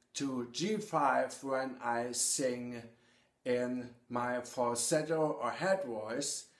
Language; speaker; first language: English; non-native, fluent; German